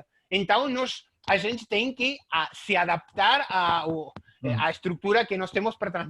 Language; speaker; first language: Portuguese; non-native, fluent; Spanish